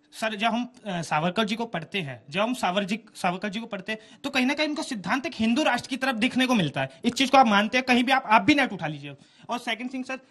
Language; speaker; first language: Hindi; native; Hindi